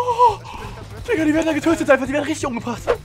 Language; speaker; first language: German; native; German